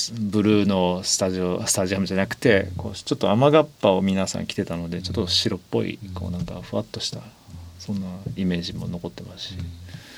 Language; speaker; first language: Japanese; native; Japanese